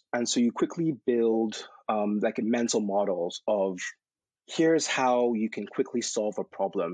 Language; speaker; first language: English; non-native, local second language; Yoruba